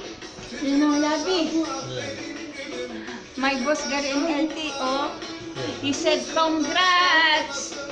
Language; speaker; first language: English; non-native, learner; Filipino